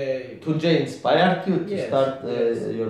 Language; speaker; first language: English; non-native, learner; Greek